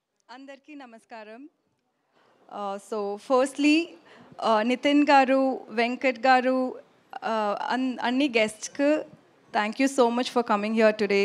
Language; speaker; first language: Telugu; non-native, learner; Tamil